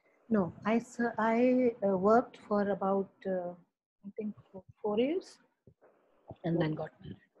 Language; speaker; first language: English; early bilingual, other home language; Hindi